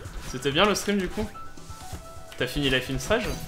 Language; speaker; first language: French; native; French